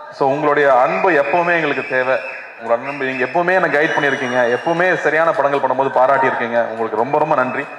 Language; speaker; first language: Tamil; native; Tamil